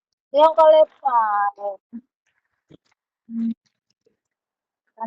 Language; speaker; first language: Chinese; non-native, learner; Indonesian